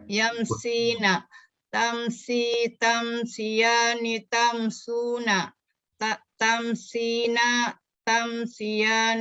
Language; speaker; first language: Arabic; non-native, learner; Indonesian